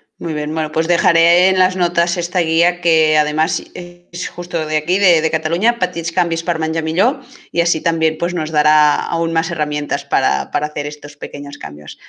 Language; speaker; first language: Spanish; non-native, local second language; Catalan